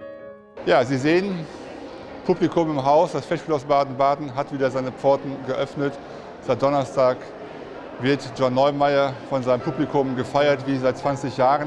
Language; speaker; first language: German; native; German